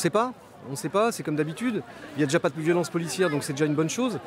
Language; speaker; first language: French; native; French